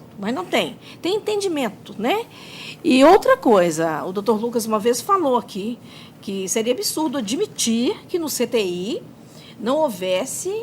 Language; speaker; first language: Portuguese; native; Portuguese